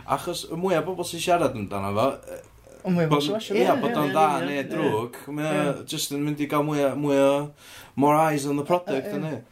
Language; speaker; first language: Welsh; native; Welsh